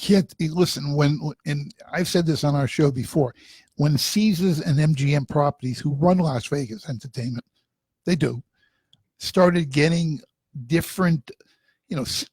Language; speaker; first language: English; native; English